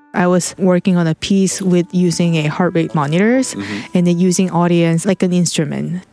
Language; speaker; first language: English; non-native, fluent; Korean